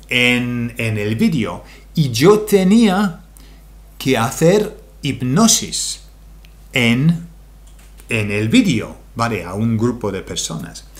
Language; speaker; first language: Spanish; non-native, fluent; English